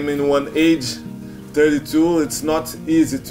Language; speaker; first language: English; non-native, learner; Portuguese